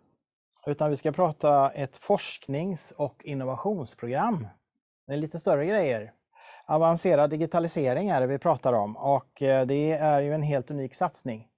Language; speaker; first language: Swedish; native; Swedish